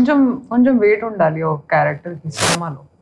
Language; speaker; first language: Telugu; non-native, learner; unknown